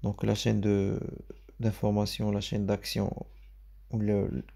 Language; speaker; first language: French; non-native, local second language; Arabic